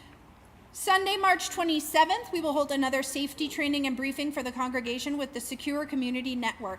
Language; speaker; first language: English; native; English